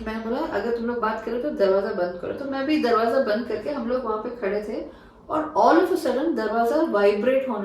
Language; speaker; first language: Hindi; non-native, local second language; Malayalam